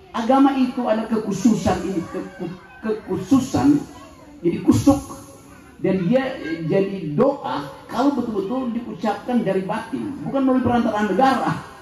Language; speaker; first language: Indonesian; native; Indonesian